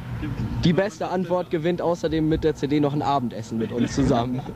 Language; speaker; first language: German; native; German